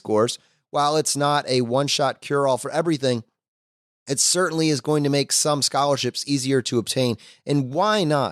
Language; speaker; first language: English; native; English